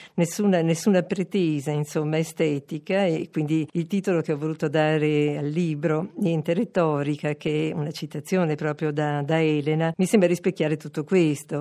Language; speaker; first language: Italian; native; Italian